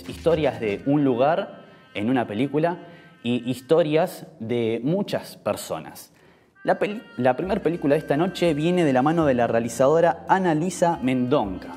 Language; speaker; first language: Spanish; native; Spanish